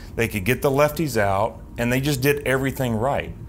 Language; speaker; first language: English; native; English